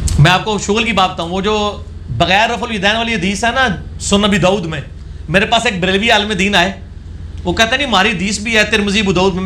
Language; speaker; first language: Urdu; non-native, local second language; Punjabi